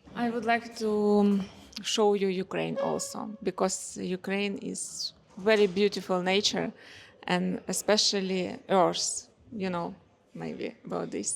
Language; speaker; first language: English; non-native, learner; Ukrainian